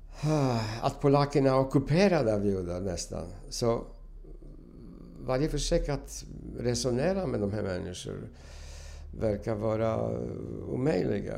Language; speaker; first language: Swedish; non-native, fluent; Polish